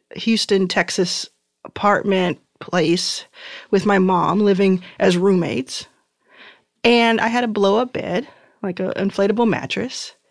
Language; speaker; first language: English; native; English